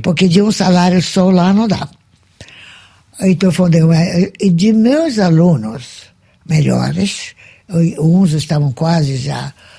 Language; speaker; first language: Portuguese; non-native, fluent; Russian